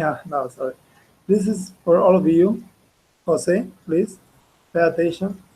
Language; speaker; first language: English; non-native, fluent; Spanish